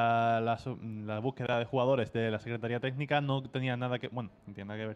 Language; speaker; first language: Spanish; native; Spanish